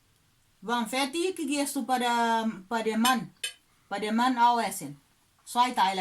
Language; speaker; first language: German; non-native, learner; Kabuverdianu